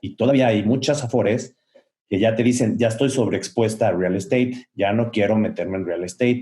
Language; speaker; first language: Spanish; native; Spanish